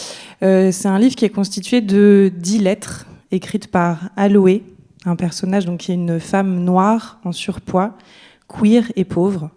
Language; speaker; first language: French; native; French